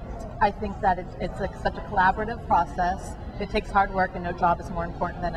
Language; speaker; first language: English; native; English